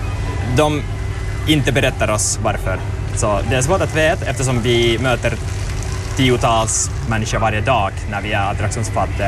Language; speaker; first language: Swedish; non-native, learner; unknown